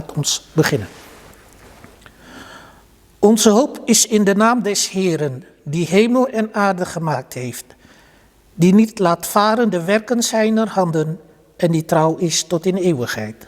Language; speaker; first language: Dutch; early bilingual, other home language; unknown